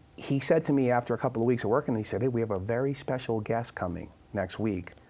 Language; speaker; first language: English; native; English